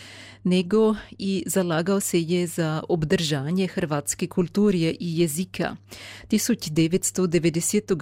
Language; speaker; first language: Serbian; native; Serbian